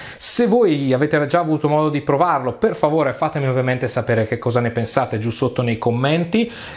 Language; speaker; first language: Italian; native; Italian